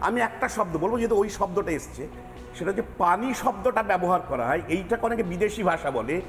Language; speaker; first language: Bangla; native; Bangla